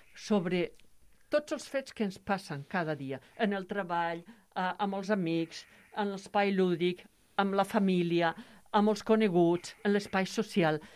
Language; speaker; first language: Catalan; native; Catalan